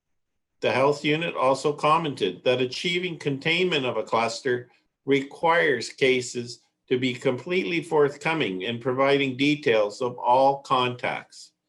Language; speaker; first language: English; native; English